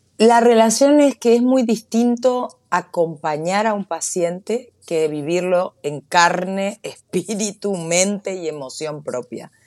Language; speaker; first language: Spanish; native; Spanish